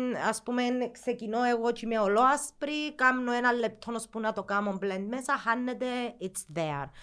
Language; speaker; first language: Greek; early bilingual, heritage; Greek